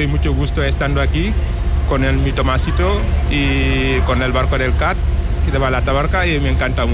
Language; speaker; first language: Spanish; non-native, learner; Wolof